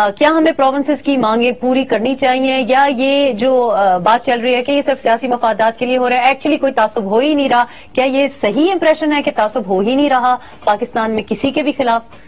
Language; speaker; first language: Urdu; non-native, local second language; Pashto